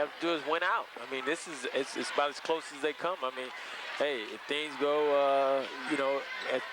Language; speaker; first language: English; native; English